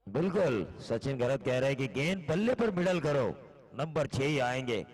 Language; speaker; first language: Hindi; non-native, local second language; Marathi